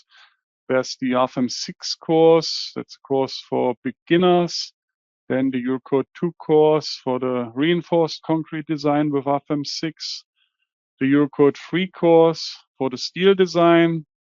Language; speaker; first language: English; non-native, fluent; German